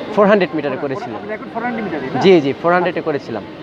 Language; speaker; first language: Bangla; native; Bangla